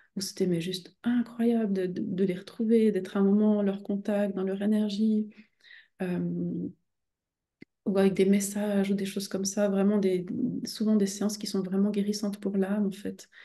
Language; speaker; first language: French; native; French